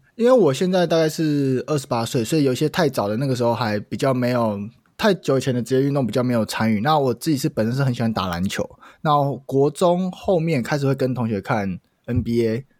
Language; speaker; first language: Chinese; native; Chinese